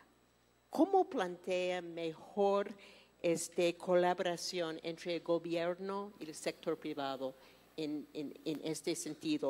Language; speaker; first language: Spanish; non-native, fluent; English